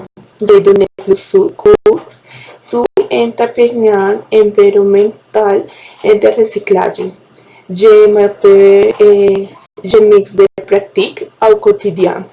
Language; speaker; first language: French; non-native, learner; Spanish